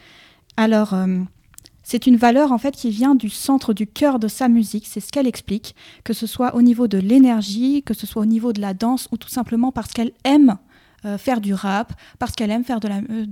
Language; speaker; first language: French; native; French